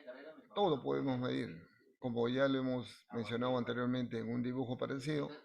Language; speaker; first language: Spanish; native; Spanish